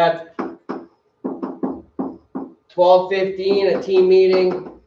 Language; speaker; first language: English; native; English